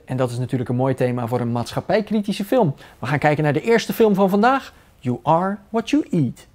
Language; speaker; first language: Dutch; native; Dutch